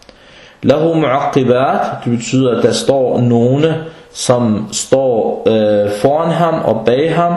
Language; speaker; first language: Danish; early bilingual, other home language; Arabic